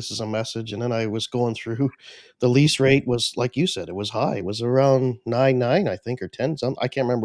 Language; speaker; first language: English; native; English